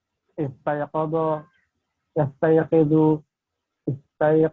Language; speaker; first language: Arabic; non-native, learner; Indonesian